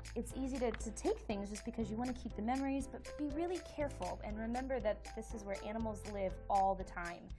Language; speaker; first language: English; native; English